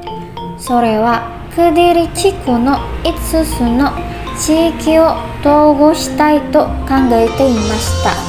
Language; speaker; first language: Japanese; non-native, learner; Indonesian